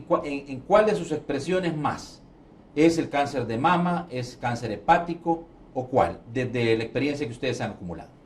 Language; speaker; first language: Spanish; native; Spanish